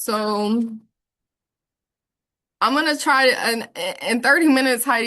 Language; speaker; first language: English; native; English